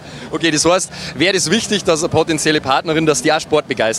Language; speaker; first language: German; native; German